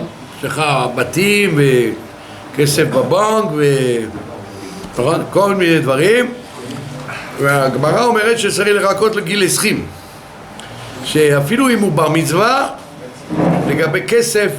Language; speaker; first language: Hebrew; non-native, fluent; French